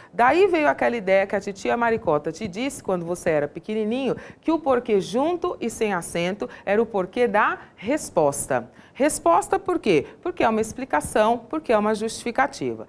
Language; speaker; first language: Portuguese; native; Portuguese